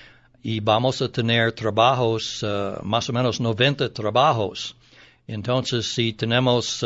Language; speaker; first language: Spanish; non-native, learner; English